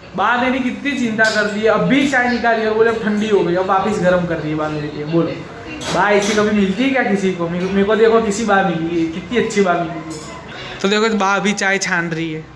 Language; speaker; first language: Hindi; non-native, local second language; Marathi